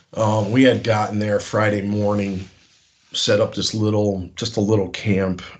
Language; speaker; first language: English; native; English